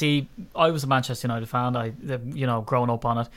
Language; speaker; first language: English; native; English